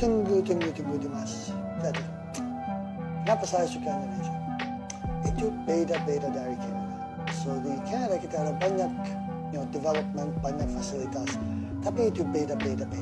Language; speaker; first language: Indonesian; non-native, learner; English